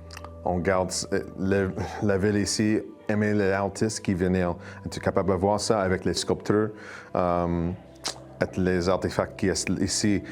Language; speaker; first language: French; non-native, learner; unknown